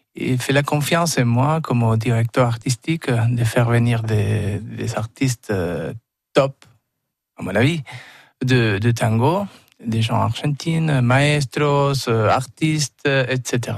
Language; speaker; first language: French; non-native, learner; Spanish